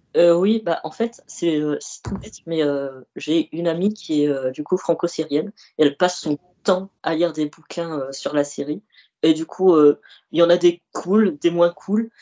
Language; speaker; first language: French; early bilingual, other home language; Arabic